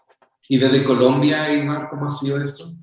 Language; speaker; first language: Spanish; native; Spanish